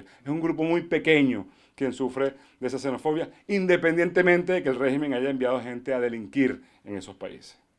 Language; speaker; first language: Spanish; native; Spanish